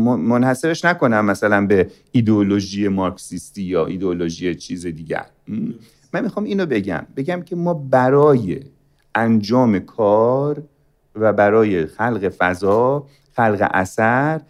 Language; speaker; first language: Persian; native; Persian